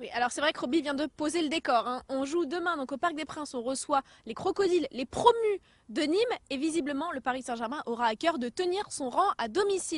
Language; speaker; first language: French; native; French